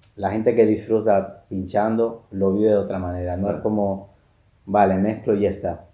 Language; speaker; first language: Spanish; native; Spanish